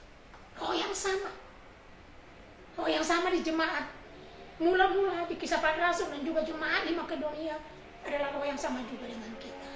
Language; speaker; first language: Indonesian; native; Indonesian